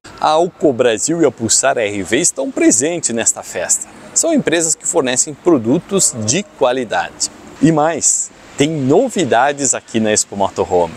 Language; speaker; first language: Portuguese; native; Portuguese